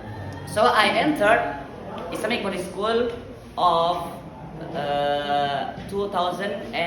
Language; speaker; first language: English; non-native, learner; Indonesian